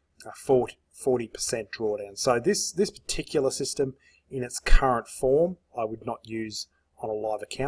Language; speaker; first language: English; native; English